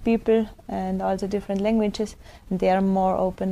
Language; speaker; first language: English; non-native, fluent; German